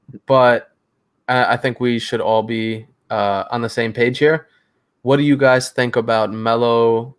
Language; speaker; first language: English; native; English